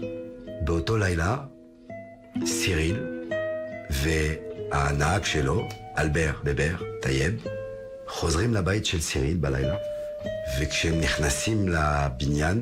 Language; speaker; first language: Hebrew; non-native, fluent; French